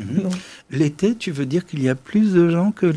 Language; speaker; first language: French; native; French